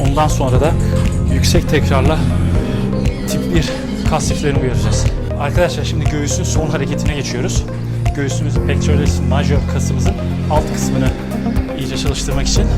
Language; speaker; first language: Turkish; native; Turkish